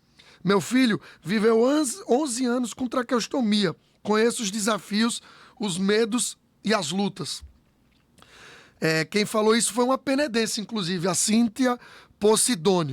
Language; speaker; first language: Portuguese; native; Portuguese